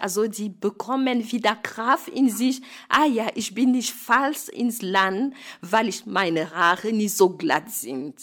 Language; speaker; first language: German; non-native, fluent; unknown